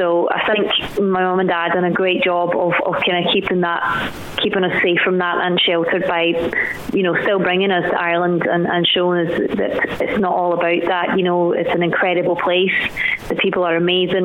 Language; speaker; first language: English; native; English